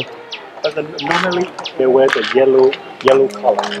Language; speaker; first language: English; non-native, fluent; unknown